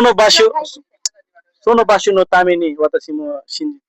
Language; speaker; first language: Japanese; non-native, learner; Nepali